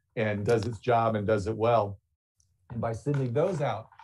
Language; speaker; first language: English; native; English